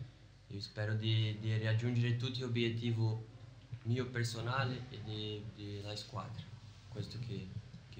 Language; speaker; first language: Italian; non-native, fluent; Portuguese